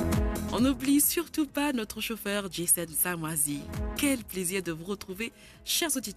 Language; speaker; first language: French; native; French